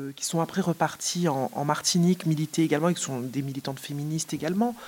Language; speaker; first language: French; native; French